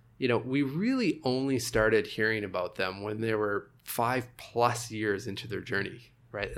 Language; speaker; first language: English; native; English